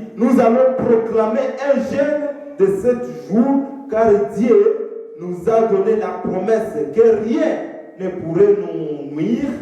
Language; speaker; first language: French; non-native, local second language; Swahili